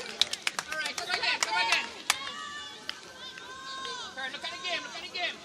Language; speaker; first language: English; native; English